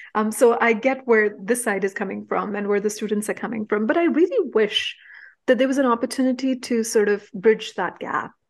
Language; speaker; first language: English; non-native, local second language; Punjabi